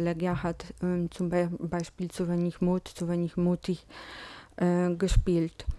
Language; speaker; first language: German; non-native, fluent; Polish